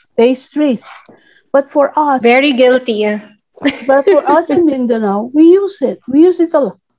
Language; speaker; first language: English; non-native, local second language; Cebuano